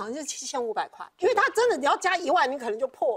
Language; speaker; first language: Chinese; native; Chinese